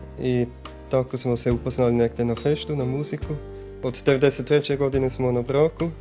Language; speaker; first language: Bosnian; non-native, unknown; German